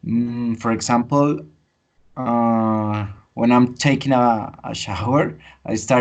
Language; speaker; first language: English; non-native, fluent; Spanish